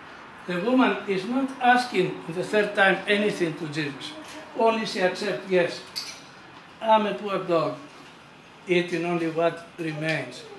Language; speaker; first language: English; non-native, fluent; Greek